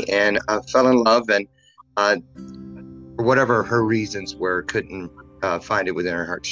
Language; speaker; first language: English; native; English